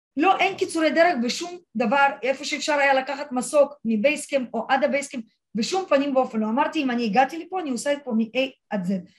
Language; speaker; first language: Hebrew; non-native, fluent; Russian